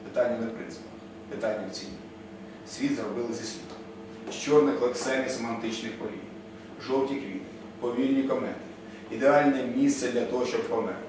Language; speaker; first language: Ukrainian; native; Ukrainian